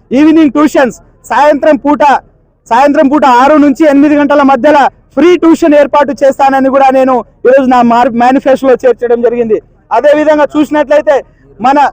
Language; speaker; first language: Telugu; native; Telugu